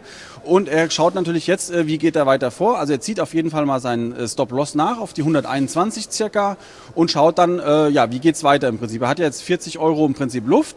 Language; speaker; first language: German; native; German